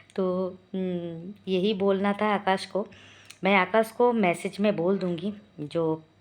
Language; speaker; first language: Hindi; non-native, local second language; Bangla